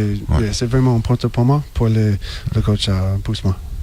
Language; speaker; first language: French; non-native, learner; English